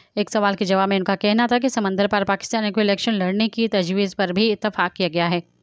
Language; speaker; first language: Urdu; non-native, local second language; Sindhi